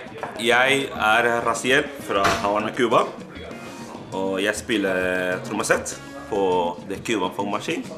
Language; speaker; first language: Danish; non-native, fluent; Spanish